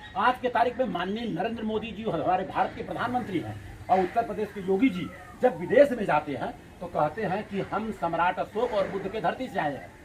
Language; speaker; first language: Hindi; native; Hindi